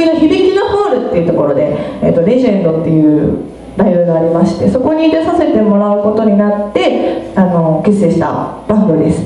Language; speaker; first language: Japanese; native; Japanese